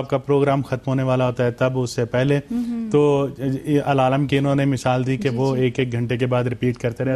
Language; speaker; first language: Urdu; native; Urdu